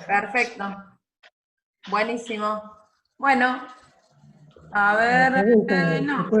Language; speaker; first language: Spanish; native; Spanish